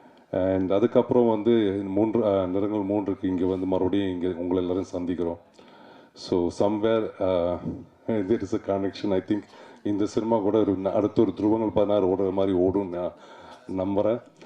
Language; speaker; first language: Tamil; native; Tamil